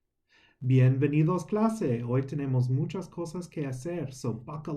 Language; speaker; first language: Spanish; non-native, fluent; English